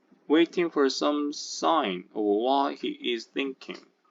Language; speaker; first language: English; non-native, fluent; Korean